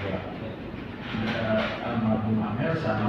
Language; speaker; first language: Indonesian; native; Indonesian